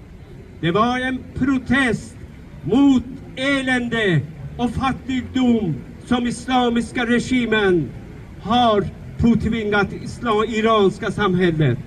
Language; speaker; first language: Swedish; non-native, fluent; Persian